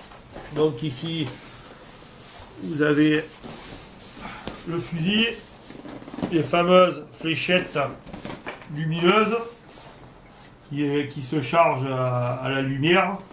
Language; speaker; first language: French; native; French